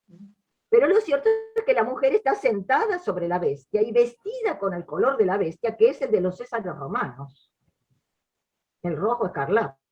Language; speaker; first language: Spanish; native; Spanish